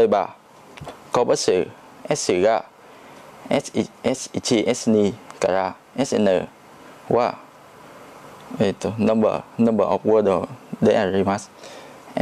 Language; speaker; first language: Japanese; non-native, learner; Chinese